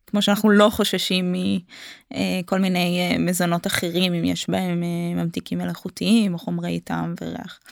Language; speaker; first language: Hebrew; native; Hebrew